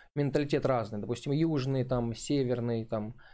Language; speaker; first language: Russian; native; Russian